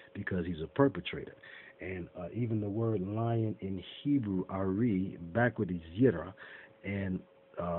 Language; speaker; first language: English; native; English